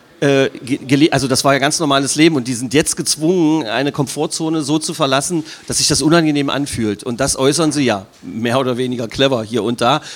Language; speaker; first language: German; native; German